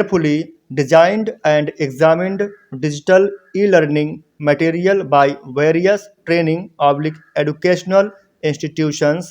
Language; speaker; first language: English; non-native, local second language; Hindi